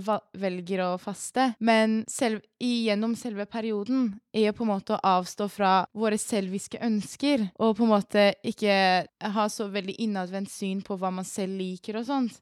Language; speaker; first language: Norwegian; early bilingual, other home language; Persian